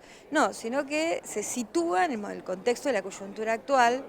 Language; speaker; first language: Spanish; native; Spanish